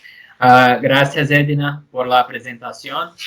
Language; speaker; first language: Spanish; non-native, fluent; Portuguese